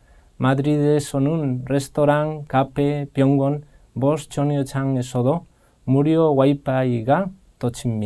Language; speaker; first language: Korean; non-native, fluent; Spanish